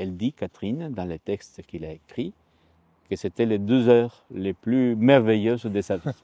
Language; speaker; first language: French; non-native, fluent; Spanish